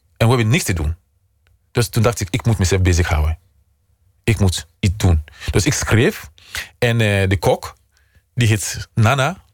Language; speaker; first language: Dutch; non-native, fluent; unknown